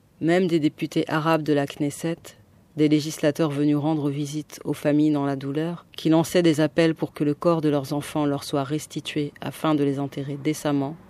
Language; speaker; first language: French; native; French